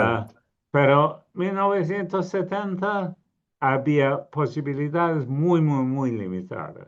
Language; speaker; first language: Spanish; non-native, fluent; English